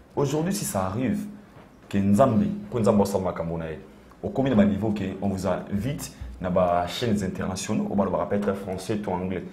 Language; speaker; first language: French; non-native, local second language; Lingala